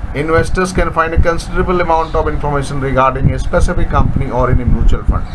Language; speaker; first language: English; non-native, local second language; Hindi